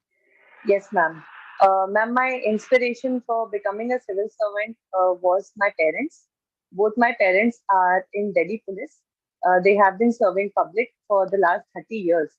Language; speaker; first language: English; non-native, local second language; Hindi